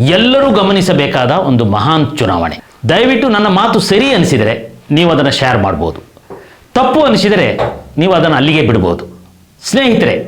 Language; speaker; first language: Kannada; non-native, local second language; Kodava